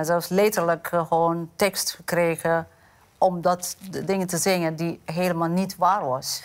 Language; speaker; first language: Dutch; non-native, fluent; Amharic